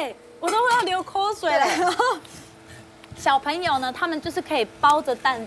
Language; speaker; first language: Chinese; native; Chinese